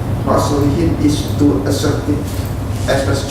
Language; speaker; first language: English; non-native, learner; Indonesian